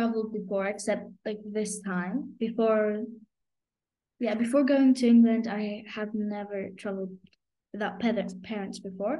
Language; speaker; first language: English; non-native, fluent; Greek